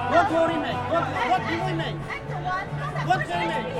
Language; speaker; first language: Dutch; non-native, learner; Uyghur